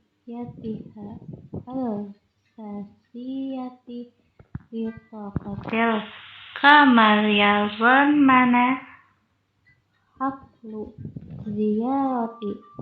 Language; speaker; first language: Arabic; non-native, learner; Indonesian